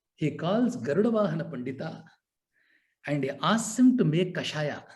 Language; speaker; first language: English; non-native, local second language; Kannada